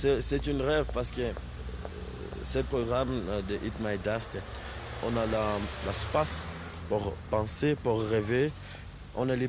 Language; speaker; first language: French; non-native, fluent; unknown